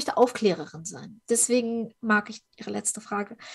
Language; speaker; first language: German; early bilingual, other home language; Ukrainian